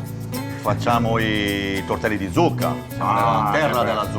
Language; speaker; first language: Italian; native; Italian